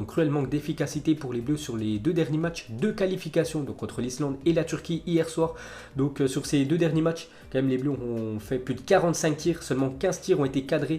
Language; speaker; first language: French; native; French